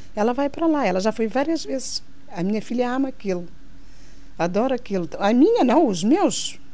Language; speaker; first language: Portuguese; non-native, local second language; Kabuverdianu